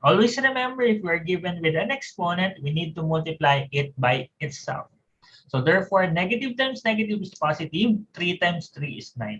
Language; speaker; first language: English; non-native, local second language; Filipino